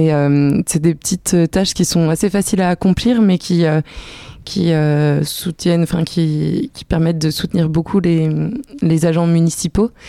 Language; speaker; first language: French; native; French